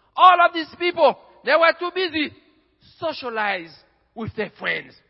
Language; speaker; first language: English; non-native, fluent; Haitian Creole